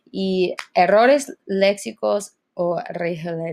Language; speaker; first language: Spanish; non-native, learner; English